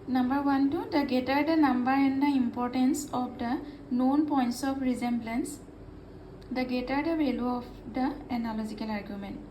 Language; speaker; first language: English; non-native, local second language; Assamese